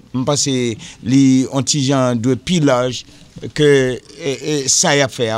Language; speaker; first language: French; non-native, local second language; Haitian Creole